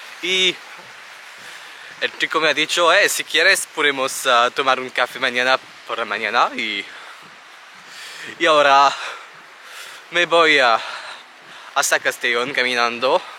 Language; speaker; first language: Spanish; non-native, learner; French